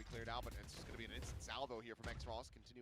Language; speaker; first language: English; native; English